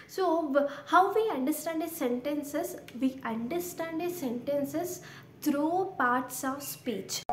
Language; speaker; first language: English; non-native, local second language; Kannada